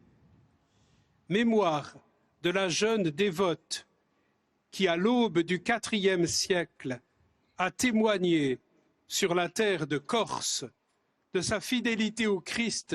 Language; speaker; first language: French; native; French